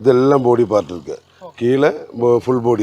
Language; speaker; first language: Tamil; non-native, local second language; Malayalam